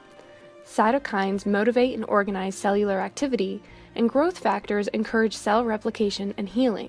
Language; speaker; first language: English; native; English